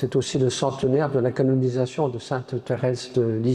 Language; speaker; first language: French; native; French